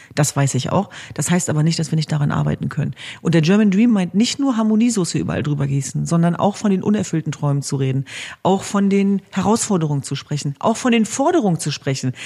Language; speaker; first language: German; early bilingual, other home language; Kurdish